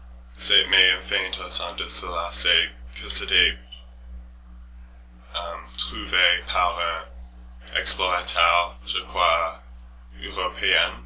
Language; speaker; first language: French; non-native, learner; English